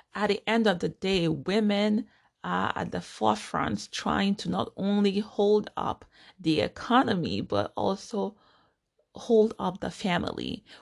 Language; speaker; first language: English; non-native, local second language; Igbo